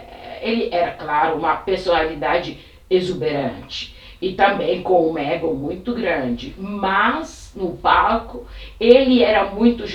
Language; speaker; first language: Portuguese; non-native, fluent; Italian